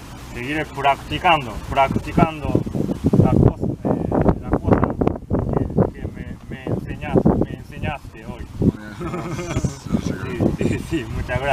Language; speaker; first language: Spanish; non-native, learner; Japanese